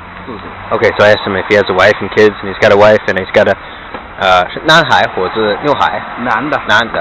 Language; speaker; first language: English; non-native, learner; Chinese